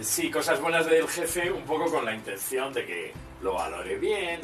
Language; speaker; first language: Spanish; native; Spanish